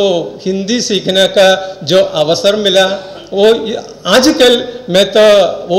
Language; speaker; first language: Hindi; non-native, local second language; Malayalam